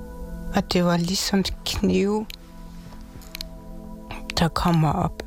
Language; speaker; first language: Danish; non-native, local second language; Kalaallisut